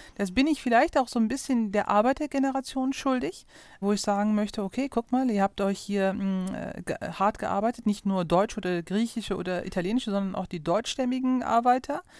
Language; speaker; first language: German; early bilingual, other home language; Turkish